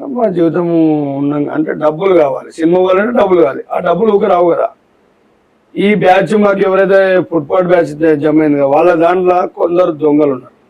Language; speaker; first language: Telugu; native; Telugu